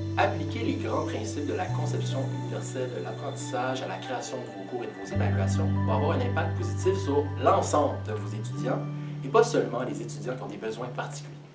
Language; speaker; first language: French; native; French